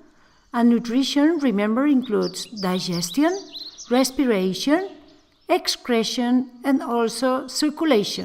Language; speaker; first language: English; non-native, fluent; Spanish